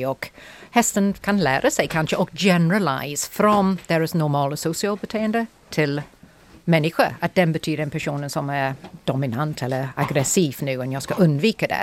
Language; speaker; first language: Swedish; non-native, fluent; English